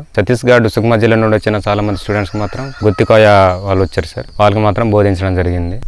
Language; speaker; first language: Telugu; non-native, local second language; Koya